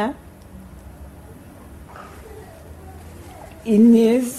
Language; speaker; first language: English; non-native, local second language; Zulu